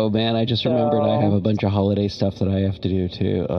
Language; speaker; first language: English; native; English